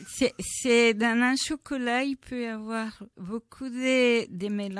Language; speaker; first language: French; non-native, fluent; Spanish